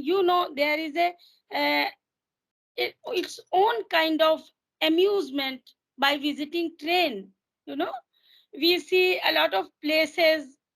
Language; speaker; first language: English; non-native, fluent; Hindi